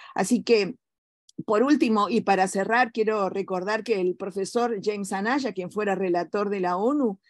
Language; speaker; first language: Spanish; native; Spanish